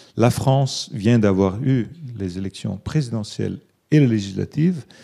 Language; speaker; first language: French; early bilingual, other home language; Italian